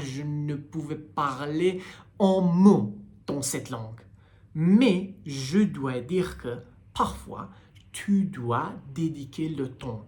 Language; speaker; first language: French; non-native, learner; Persian